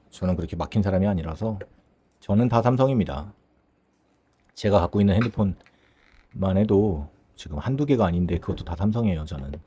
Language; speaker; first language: Korean; native; Korean